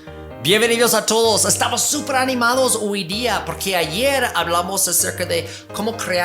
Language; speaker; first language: Spanish; non-native, fluent; English